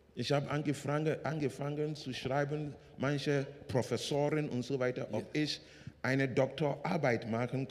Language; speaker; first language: German; non-native, learner; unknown